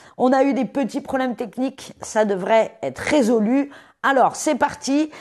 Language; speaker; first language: French; native; French